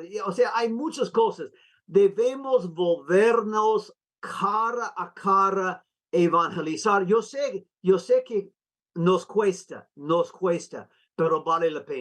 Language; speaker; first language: Spanish; non-native, fluent; English